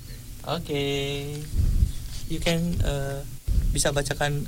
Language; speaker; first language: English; non-native, learner; Indonesian